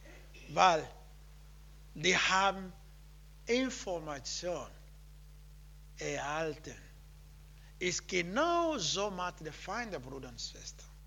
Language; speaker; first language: German; non-native, learner; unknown